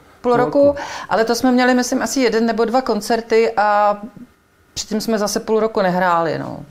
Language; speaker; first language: Czech; native; Czech